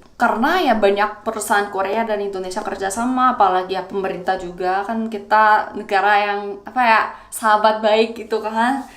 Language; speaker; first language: Indonesian; non-native, fluent; Korean